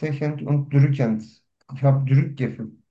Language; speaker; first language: German; non-native, learner; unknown